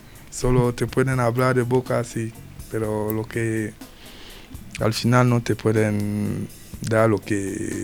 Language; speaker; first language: Spanish; non-native, learner; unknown